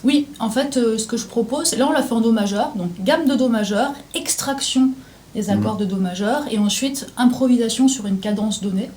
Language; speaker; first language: French; native; French